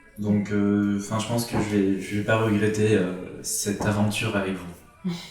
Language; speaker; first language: French; non-native, local second language; Arabic